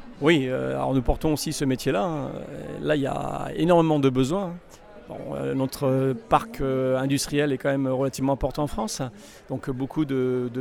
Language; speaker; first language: French; native; French